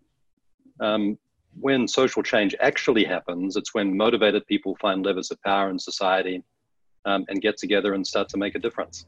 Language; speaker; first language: English; native; English